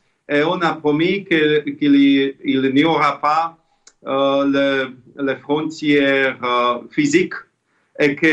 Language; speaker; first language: French; non-native, fluent; Slovak